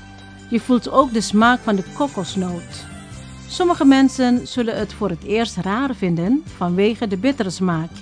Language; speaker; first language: Dutch; non-native, fluent; Indonesian